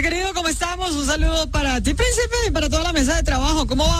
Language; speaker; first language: Spanish; native; Spanish